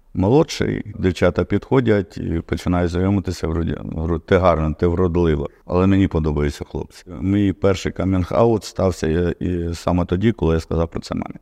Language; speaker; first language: Ukrainian; non-native, local second language; Russian